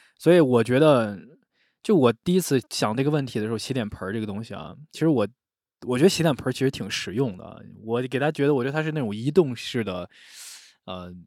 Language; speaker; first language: Chinese; native; Chinese